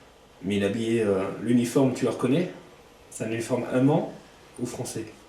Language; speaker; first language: French; native; French